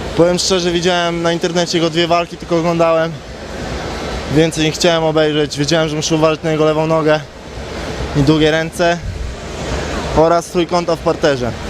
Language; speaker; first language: Polish; native; Polish